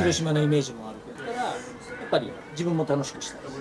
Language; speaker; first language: Japanese; native; Japanese